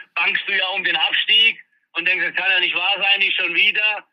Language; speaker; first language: German; native; German